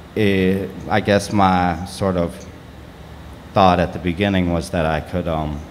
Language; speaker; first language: English; native; English